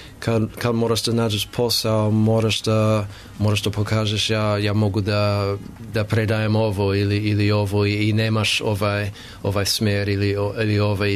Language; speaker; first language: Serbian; non-native, learner; English